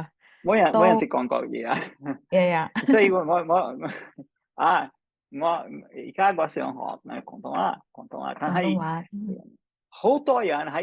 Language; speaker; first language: Chinese; non-native, fluent; English